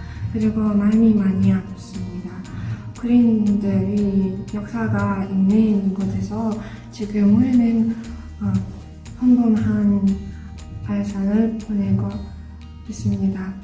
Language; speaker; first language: Korean; non-native, learner; Russian